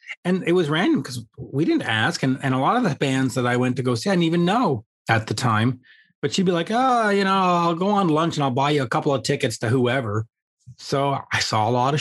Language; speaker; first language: English; native; English